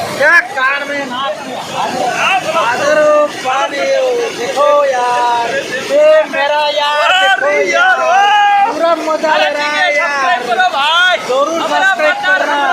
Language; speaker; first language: Hindi; non-native, local second language; Assamese